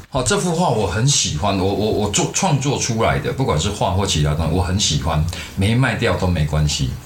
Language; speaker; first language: Chinese; non-native, local second language; Min Nan Chinese